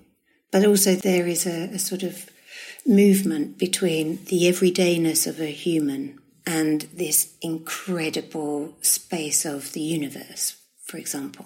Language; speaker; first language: English; native; English